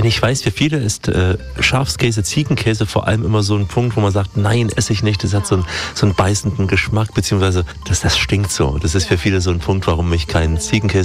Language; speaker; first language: German; native; German